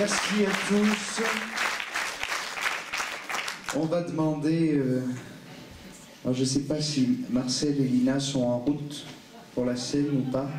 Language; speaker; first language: French; native; French